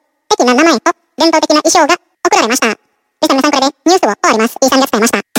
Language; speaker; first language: Japanese; non-native, fluent; Indonesian